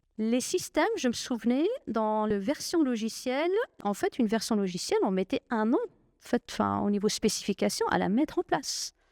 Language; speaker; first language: French; non-native, local second language; Arabic